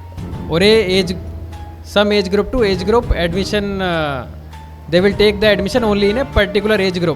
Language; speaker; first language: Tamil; non-native, learner; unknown